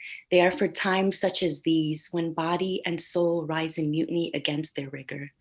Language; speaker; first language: English; native; English